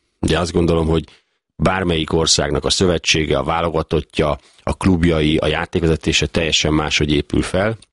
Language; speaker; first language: Hungarian; native; Hungarian